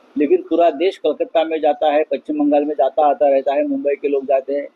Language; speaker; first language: Hindi; non-native, local second language; Marathi